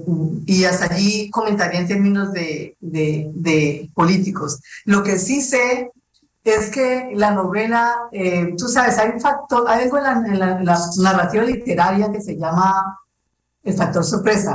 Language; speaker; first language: Spanish; native; Spanish